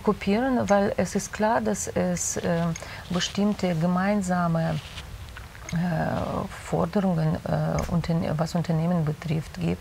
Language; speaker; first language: German; non-native, fluent; Russian